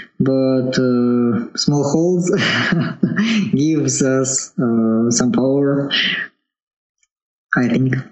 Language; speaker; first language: English; non-native, learner; Russian